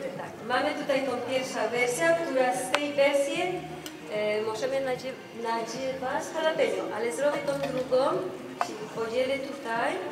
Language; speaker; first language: Polish; non-native, learner; Spanish